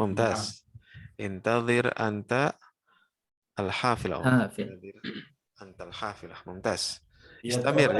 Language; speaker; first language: Arabic; non-native, fluent; Indonesian